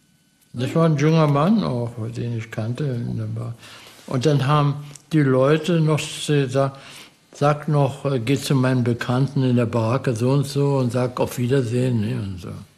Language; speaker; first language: German; early bilingual, heritage; German